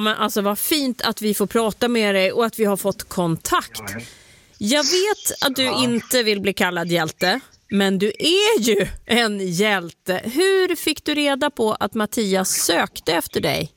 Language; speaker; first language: Swedish; native; Swedish